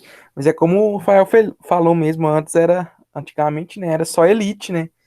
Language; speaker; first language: Portuguese; native; Portuguese